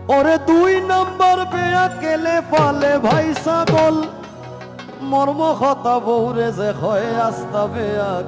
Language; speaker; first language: Bangla; non-native, local second language; Sylheti